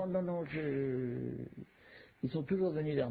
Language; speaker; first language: French; native; French